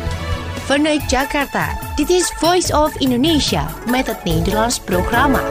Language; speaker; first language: Dutch; non-native, fluent; Indonesian